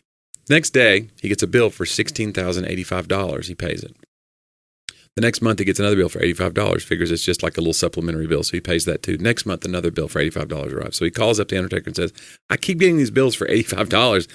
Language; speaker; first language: English; native; English